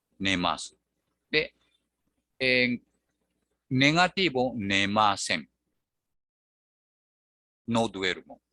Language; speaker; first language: Spanish; non-native, fluent; Japanese